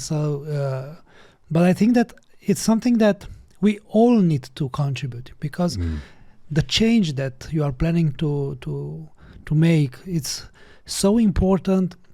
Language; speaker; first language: English; non-native, fluent; Romanian